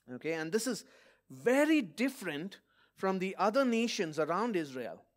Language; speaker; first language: English; non-native, local second language; Malayalam